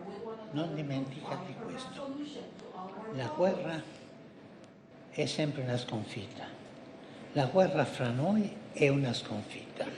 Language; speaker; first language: Italian; non-native, fluent; Spanish